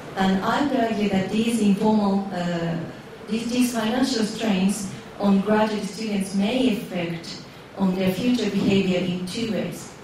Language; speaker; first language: English; non-native, fluent; Japanese